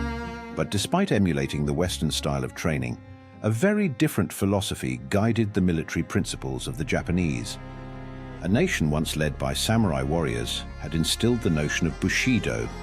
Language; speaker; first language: English; native; English